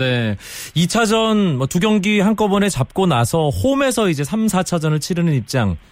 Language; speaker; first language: Korean; native; Korean